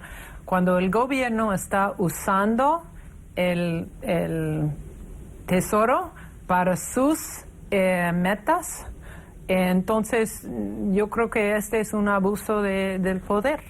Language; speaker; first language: Spanish; non-native, fluent; English